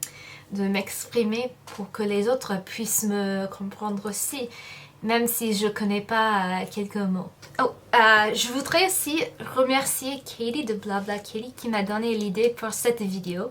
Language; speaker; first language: French; non-native, fluent; English